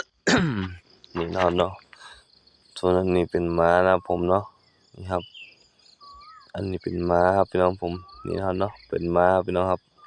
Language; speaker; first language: Thai; non-native, local second language; Northeastern Thai